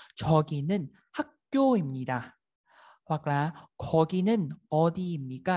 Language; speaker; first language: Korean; non-native, fluent; Vietnamese